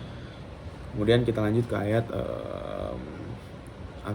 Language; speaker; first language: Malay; non-native, local second language; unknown